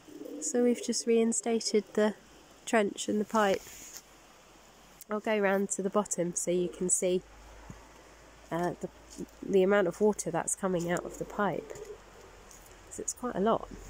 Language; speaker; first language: English; native; English